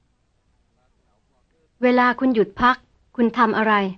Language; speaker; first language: Thai; native; Thai